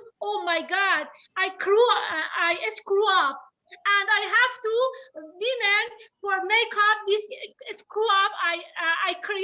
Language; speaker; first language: English; non-native, learner; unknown